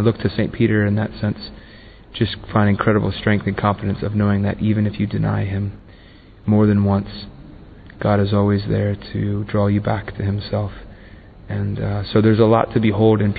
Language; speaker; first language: English; native; English